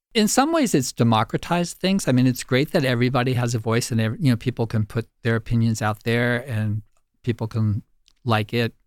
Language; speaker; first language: English; native; English